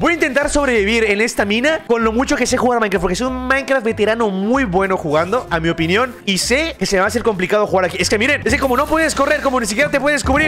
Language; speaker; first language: Spanish; native; Spanish